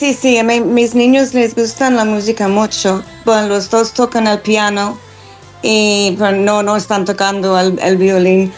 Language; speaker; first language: Spanish; non-native, fluent; English